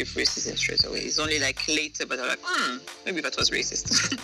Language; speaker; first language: English; non-native, fluent; French